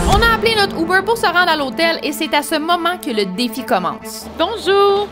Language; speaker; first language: French; native; French